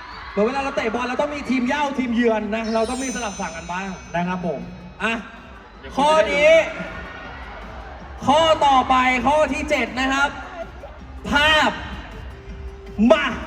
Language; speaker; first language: Thai; native; Thai